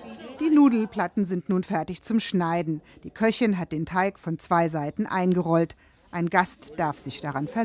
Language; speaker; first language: German; native; German